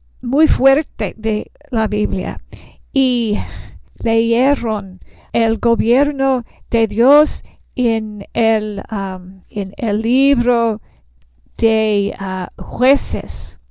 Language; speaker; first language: Spanish; non-native, learner; English